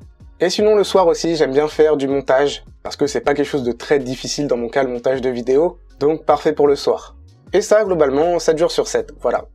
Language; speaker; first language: French; native; French